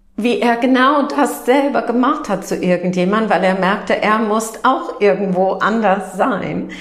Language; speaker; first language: German; non-native, fluent; English